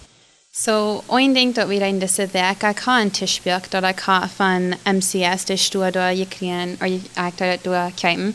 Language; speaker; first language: German; non-native, learner; Plautdietsch